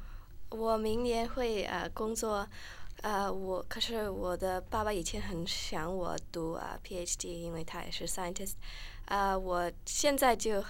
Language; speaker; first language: Chinese; early bilingual, heritage; Chinese